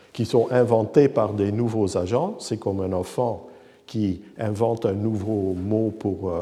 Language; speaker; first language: French; non-native, fluent; Dutch